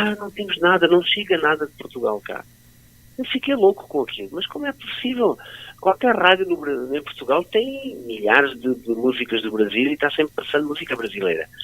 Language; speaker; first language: Portuguese; native; Portuguese